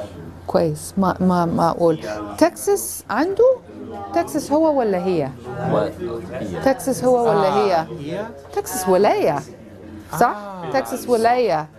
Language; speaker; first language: Arabic; non-native, fluent; English